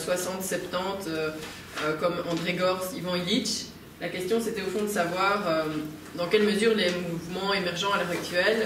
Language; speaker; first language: French; native; French